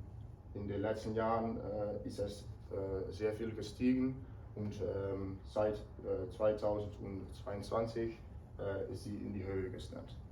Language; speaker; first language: German; non-native, learner; Dutch